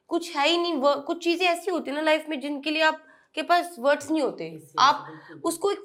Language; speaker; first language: Hindi; native; Hindi